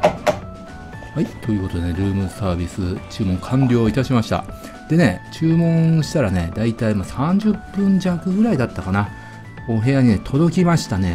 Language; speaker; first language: Japanese; native; Japanese